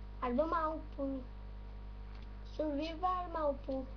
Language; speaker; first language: Polish; native; Polish